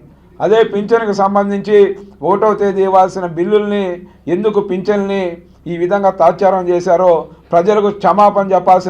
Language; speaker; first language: Telugu; native; Telugu